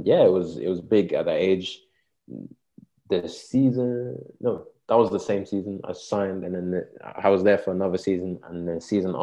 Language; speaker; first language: English; native; English